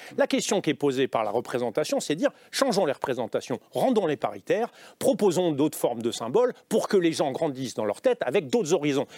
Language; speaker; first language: French; native; French